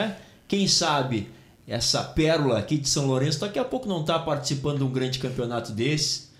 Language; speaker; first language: Portuguese; native; Portuguese